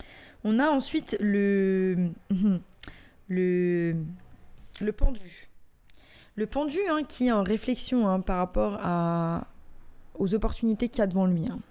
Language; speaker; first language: French; native; French